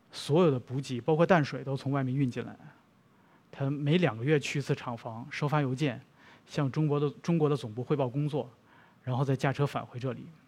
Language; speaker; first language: Chinese; native; Chinese